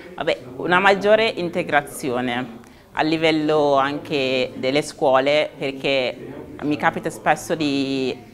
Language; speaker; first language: Italian; early bilingual, other home language; Wolof